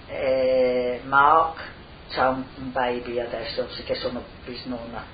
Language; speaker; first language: Italian; non-native, local second language; Friulian